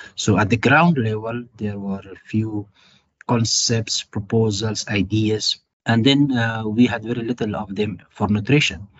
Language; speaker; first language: English; non-native, fluent; Persian